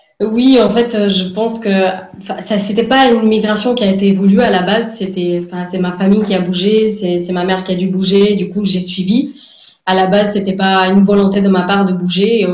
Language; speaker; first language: French; non-native, fluent; English